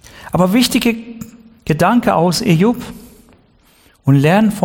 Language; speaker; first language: German; non-native, learner; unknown